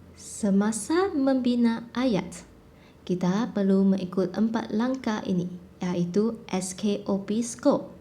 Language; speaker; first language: Malay; non-native, local second language; Chinese